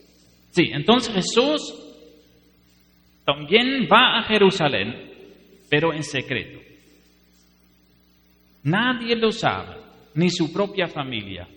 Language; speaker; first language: Spanish; non-native, fluent; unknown